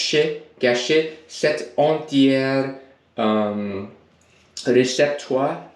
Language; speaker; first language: French; non-native, learner; English